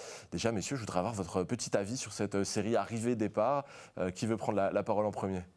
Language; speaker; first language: French; native; French